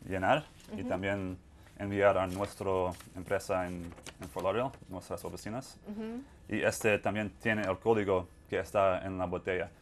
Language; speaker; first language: Spanish; non-native, fluent; English